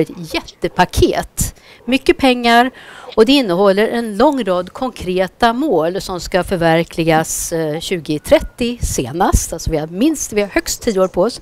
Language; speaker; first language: Swedish; native; Swedish